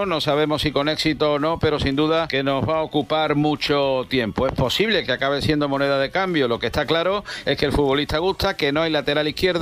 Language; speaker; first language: Spanish; native; Spanish